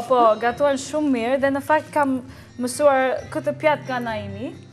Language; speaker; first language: Albanian; non-native, learner; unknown